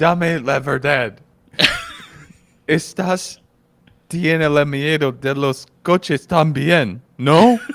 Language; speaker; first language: Spanish; non-native, learner; English